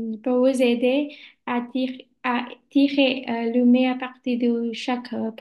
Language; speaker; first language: French; non-native, learner; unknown